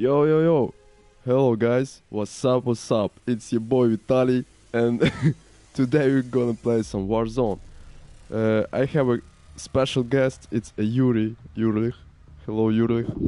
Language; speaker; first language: English; non-native, learner; Ukrainian